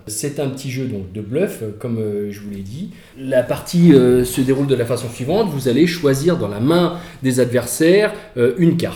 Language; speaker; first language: French; native; French